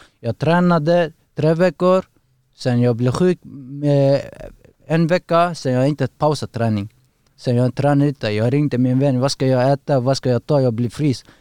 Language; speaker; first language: Swedish; non-native, learner; Persian